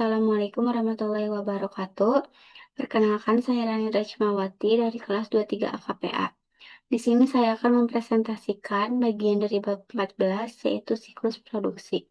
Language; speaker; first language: Indonesian; native; Indonesian